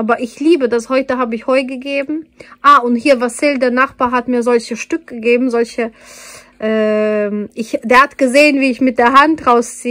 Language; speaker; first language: German; non-native, fluent; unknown